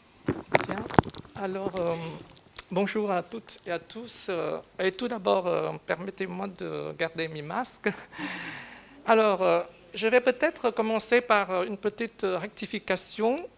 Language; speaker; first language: French; non-native, fluent; Vietnamese